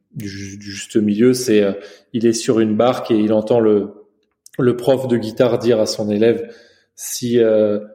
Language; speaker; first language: French; early bilingual, other home language; Chinese